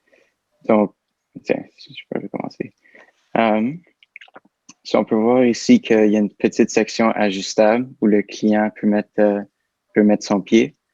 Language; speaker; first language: French; native; French